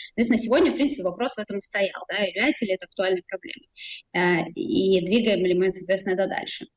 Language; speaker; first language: Russian; native; Russian